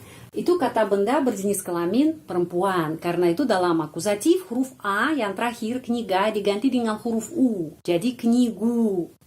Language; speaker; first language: Indonesian; non-native, fluent; Russian